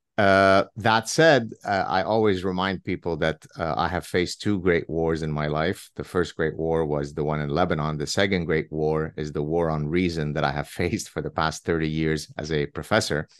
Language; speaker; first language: English; early bilingual, other home language; Arabic